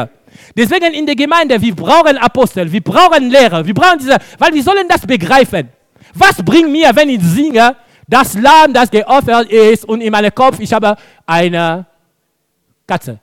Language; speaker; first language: German; non-native, fluent; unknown